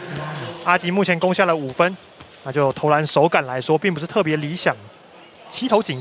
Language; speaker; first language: Chinese; native; Chinese